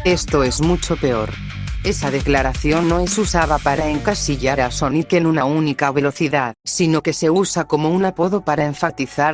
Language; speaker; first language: Spanish; native; Spanish